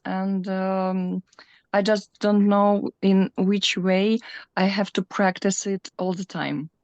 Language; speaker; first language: English; non-native, learner; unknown